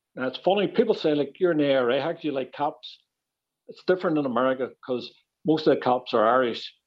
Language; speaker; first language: English; native; English